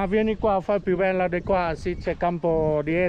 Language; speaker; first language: Italian; non-native, learner; Vietnamese